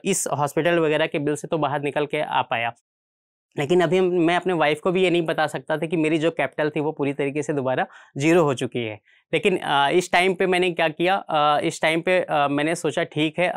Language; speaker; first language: Hindi; native; Hindi